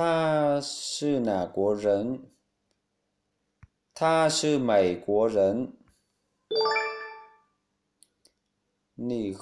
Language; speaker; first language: Chinese; non-native, learner; Vietnamese